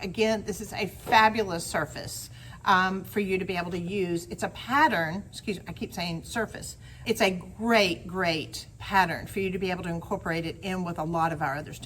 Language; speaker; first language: English; native; English